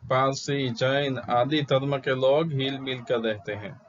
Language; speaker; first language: Hindi; non-native, local second language; Gujarati